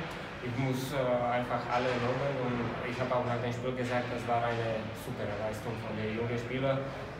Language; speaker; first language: German; non-native, fluent; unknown